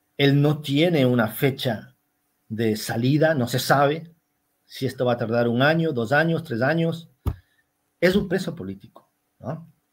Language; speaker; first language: Spanish; native; Spanish